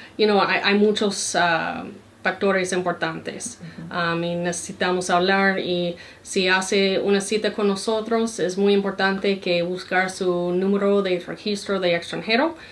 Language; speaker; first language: Spanish; non-native, fluent; English